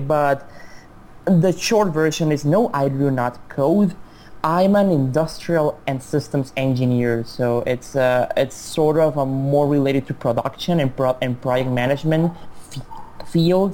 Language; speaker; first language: English; non-native, fluent; Spanish